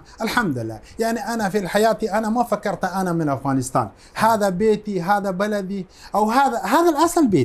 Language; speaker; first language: Arabic; non-native, fluent; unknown